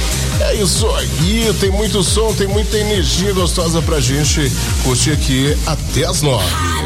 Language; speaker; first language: Portuguese; native; Portuguese